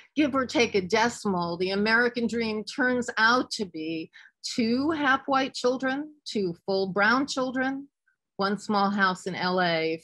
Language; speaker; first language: English; native; English